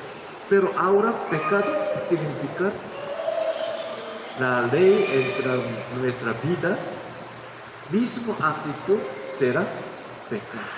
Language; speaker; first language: Spanish; non-native, learner; Korean